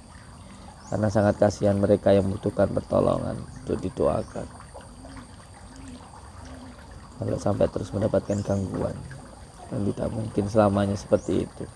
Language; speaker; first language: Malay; non-native, local second language; Javanese